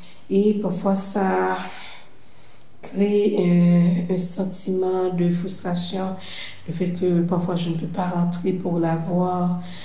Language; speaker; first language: French; non-native, local second language; Haitian Creole